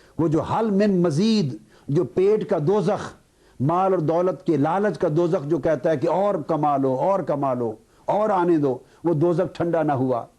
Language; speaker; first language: Urdu; native; Urdu